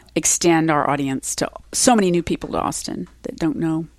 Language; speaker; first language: English; native; English